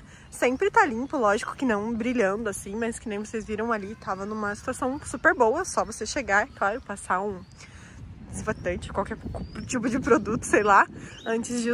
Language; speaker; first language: Portuguese; native; Portuguese